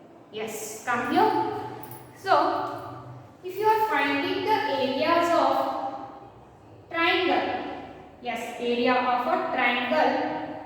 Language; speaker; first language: English; non-native, local second language; Kannada